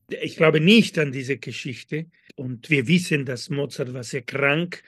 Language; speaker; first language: German; non-native, fluent; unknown